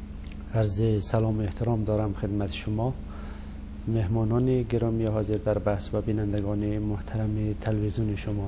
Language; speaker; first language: Persian; native; Persian